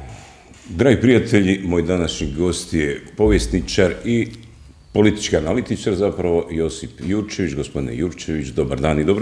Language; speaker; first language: Croatian; native; Croatian